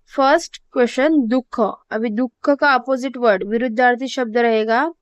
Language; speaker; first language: Hindi; non-native, local second language; Marathi